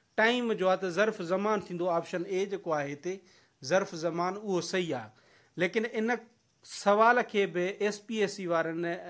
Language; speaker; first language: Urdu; non-native, local second language; Sindhi